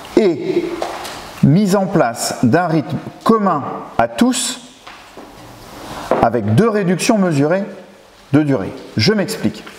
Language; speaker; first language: French; native; French